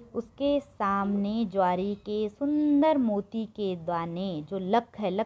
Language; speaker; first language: Hindi; non-native, local second language; Marathi